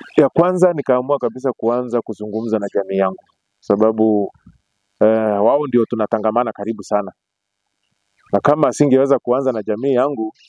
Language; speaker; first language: Swahili; non-native, local second language; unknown